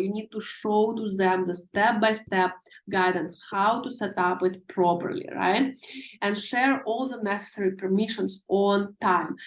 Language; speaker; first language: English; non-native, fluent; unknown